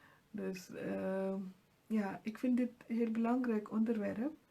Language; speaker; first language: Dutch; non-native, fluent; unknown